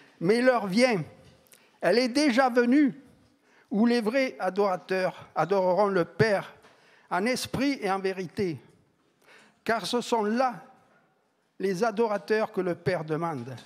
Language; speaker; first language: French; native; French